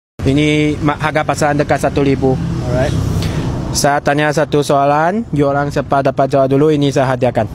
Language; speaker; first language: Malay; non-native, local second language; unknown